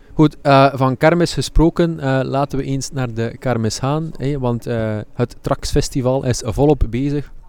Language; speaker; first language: Dutch; native; Dutch